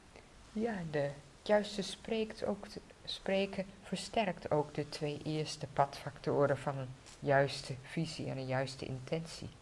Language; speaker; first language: Dutch; native; Dutch